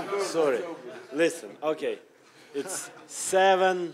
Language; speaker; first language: English; non-native, learner; Russian